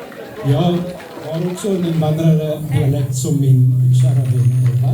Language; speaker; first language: Swedish; non-native, learner; Afrikaans